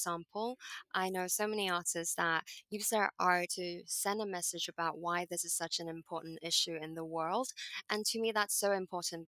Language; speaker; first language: English; non-native, local second language; Cantonese